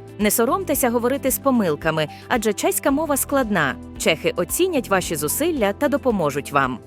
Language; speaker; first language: Ukrainian; native; Ukrainian